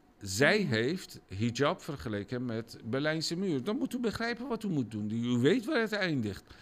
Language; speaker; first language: Dutch; non-native, fluent; Persian